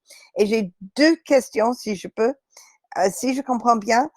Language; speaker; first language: French; non-native, fluent; English